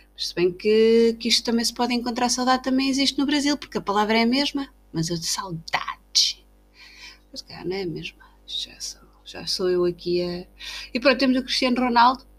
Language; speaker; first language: Portuguese; native; Portuguese